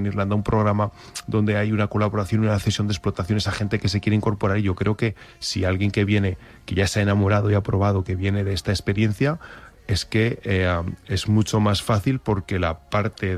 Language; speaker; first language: Spanish; native; Spanish